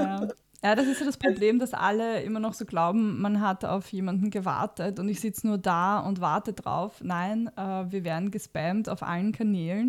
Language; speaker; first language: German; native; German